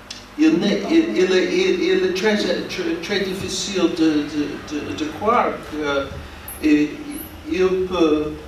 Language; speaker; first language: French; non-native, learner; English